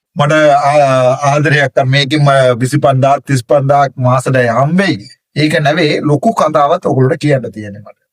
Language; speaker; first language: Sinhala; non-native, local second language; Tamil